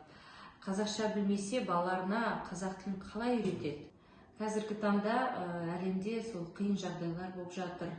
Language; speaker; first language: Kazakh; non-native, local second language; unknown